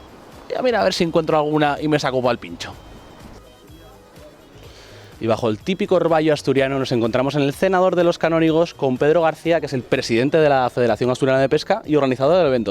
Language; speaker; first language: Spanish; native; Spanish